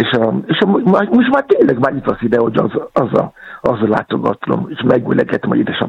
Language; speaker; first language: Hungarian; non-native, fluent; Yoruba